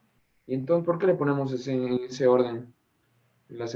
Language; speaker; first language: Spanish; native; Spanish